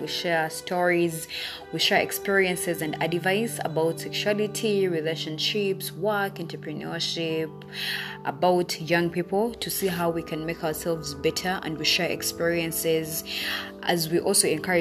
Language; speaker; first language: English; non-native, local second language; Ganda